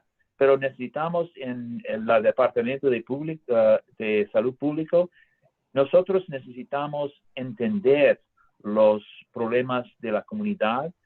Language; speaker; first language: Spanish; non-native, learner; English